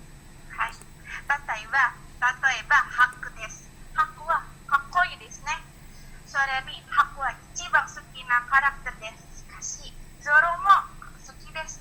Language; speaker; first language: Japanese; non-native, learner; Indonesian